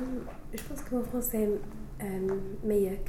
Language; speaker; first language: French; non-native, fluent; English